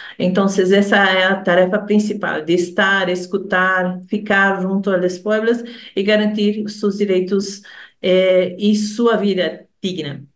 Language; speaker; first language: Portuguese; native; Portuguese